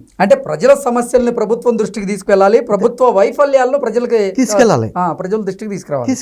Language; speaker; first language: Telugu; native; Telugu